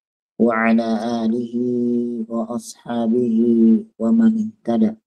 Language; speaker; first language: Arabic; non-native, fluent; Indonesian